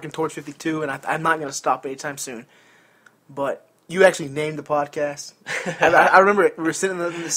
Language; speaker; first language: English; native; English